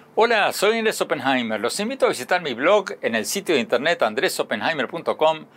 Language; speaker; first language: Spanish; native; Spanish